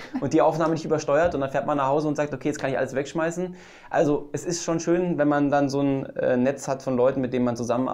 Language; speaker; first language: German; native; German